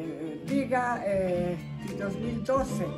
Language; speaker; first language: Greek; early bilingual, heritage; Spanish